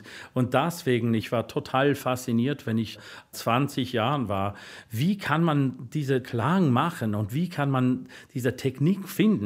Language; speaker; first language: German; non-native, fluent; English